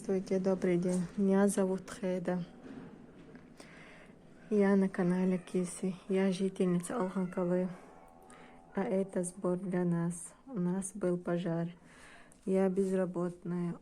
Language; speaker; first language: Russian; non-native, local second language; Chechen